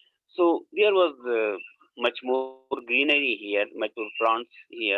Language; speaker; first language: English; non-native, learner; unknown